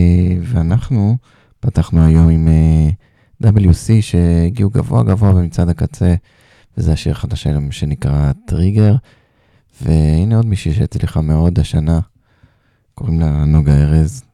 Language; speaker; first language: Hebrew; native; Hebrew